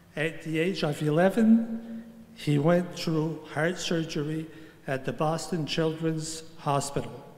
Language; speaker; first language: English; non-native, local second language; French